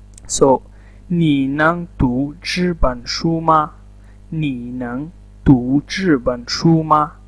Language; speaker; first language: Chinese; non-native, learner; Urdu